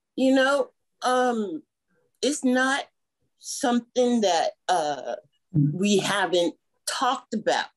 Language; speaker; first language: English; native; English